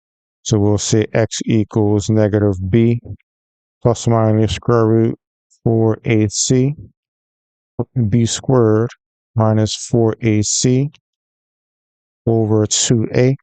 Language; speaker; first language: English; native; English